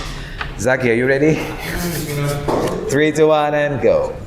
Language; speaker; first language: English; non-native, fluent; Indonesian